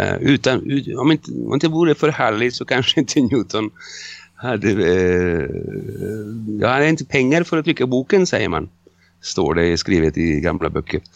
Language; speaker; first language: Swedish; non-native, fluent; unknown